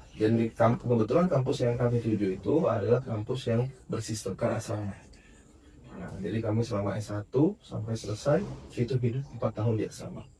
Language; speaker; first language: Indonesian; native; Indonesian